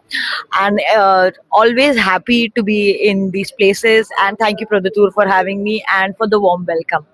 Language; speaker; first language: Telugu; non-native, learner; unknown